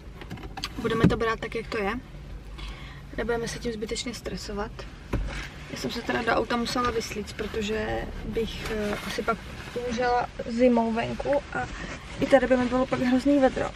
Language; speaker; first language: Czech; native; Czech